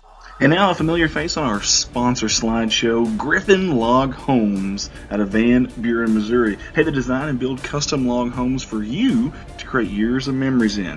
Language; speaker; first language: English; native; English